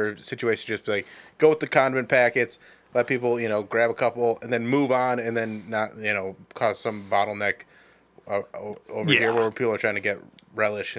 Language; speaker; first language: English; native; English